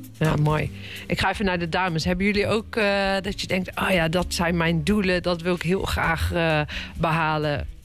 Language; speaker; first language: Dutch; native; Dutch